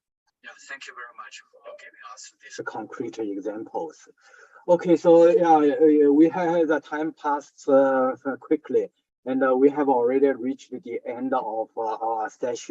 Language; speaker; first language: English; non-native, fluent; Chinese